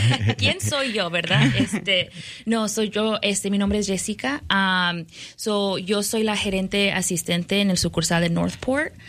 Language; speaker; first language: Spanish; early bilingual, other home language; English